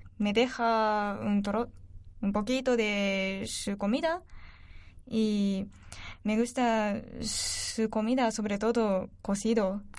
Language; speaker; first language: Spanish; non-native, learner; Japanese